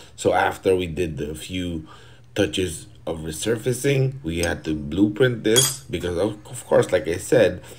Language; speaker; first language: English; non-native, fluent; Portuguese